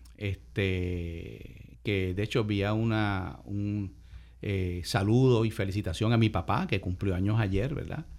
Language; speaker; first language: Spanish; native; Spanish